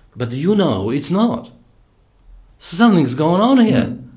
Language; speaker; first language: English; non-native, fluent; Polish